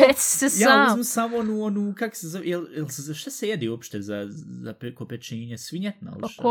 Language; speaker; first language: Bosnian; native; Bosnian